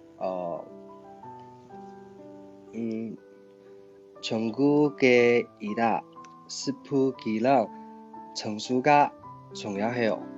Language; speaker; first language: Korean; non-native, learner; Chinese